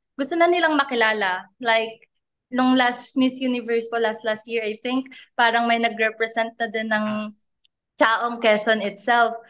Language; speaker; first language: Filipino; native; Filipino